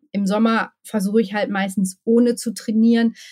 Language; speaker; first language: German; native; German